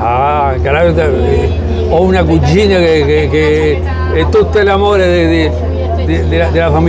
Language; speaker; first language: Italian; early bilingual, heritage; Spanish